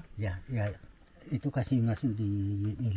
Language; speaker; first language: Indonesian; non-native, local second language; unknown